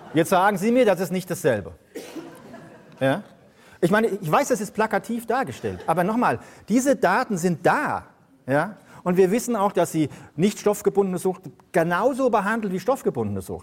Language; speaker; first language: German; native; German